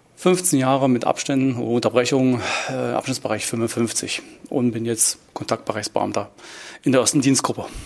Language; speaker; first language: German; native; German